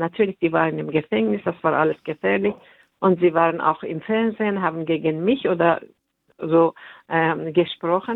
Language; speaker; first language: German; non-native, fluent; Persian